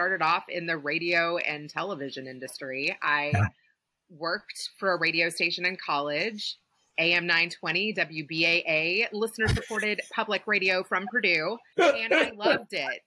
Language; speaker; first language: English; native; English